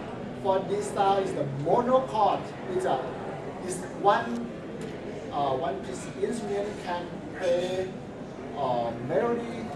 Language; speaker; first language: English; non-native, learner; Thai